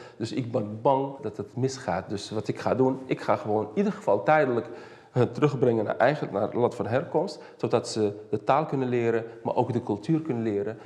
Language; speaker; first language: Dutch; early bilingual, other home language; Riffian